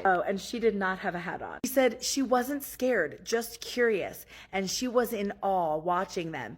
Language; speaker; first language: English; native; English